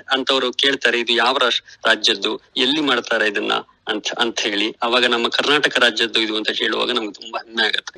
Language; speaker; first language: Kannada; native; Kannada